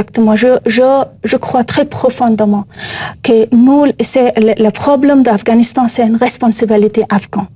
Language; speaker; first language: French; non-native, learner; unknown